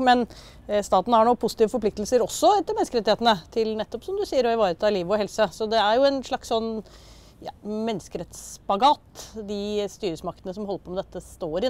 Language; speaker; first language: Norwegian; native; Norwegian